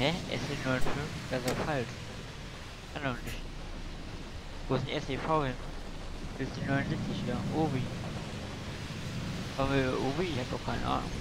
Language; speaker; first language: German; native; German